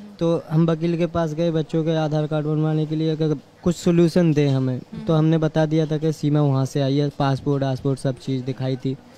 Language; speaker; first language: Hindi; native; Hindi